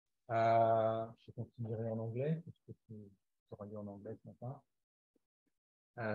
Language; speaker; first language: French; native; French